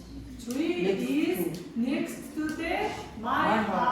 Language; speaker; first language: English; non-native, fluent; Mongolian